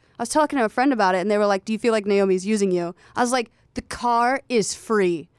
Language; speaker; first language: English; native; English